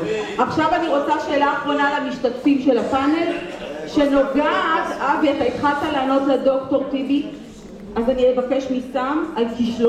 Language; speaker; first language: Hebrew; native; Hebrew